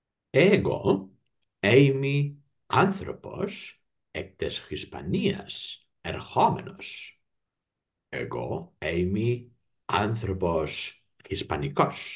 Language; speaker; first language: Greek; non-native, learner; Spanish